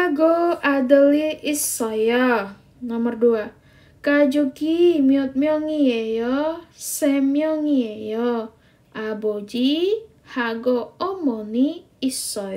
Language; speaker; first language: Korean; non-native, learner; Indonesian